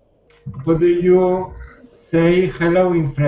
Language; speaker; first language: English; non-native, learner; Spanish